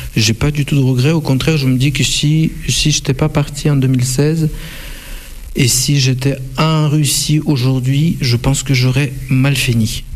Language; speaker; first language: French; non-native, fluent; Russian